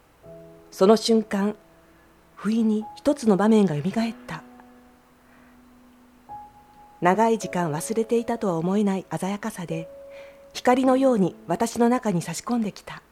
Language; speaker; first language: Japanese; native; Japanese